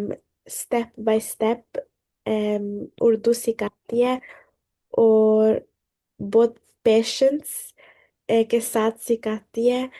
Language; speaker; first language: Hindi; early bilingual, heritage; Hindi